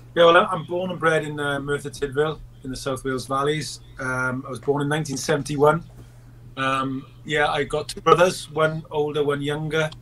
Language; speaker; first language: English; native; English